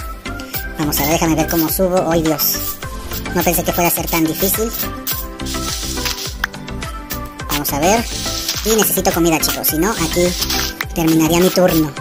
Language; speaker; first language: Spanish; native; Spanish